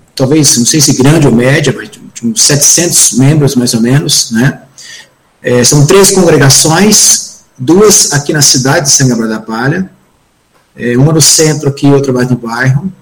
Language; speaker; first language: Portuguese; native; Portuguese